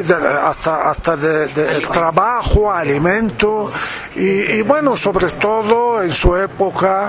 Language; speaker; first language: Spanish; non-native, fluent; Arabic